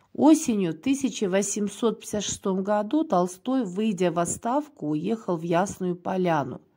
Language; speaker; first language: Russian; non-native, local second language; Kyrgyz